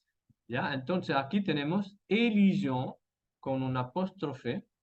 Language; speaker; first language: Spanish; non-native, fluent; French